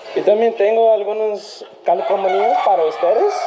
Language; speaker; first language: Spanish; non-native, learner; English